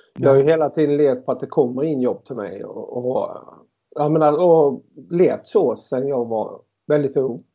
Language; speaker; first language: Swedish; native; Swedish